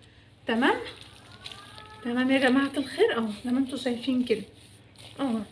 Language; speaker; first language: Arabic; native; Arabic